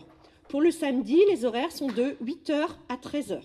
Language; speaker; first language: French; native; French